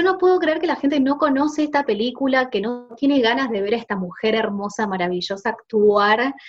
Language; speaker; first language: Spanish; native; Spanish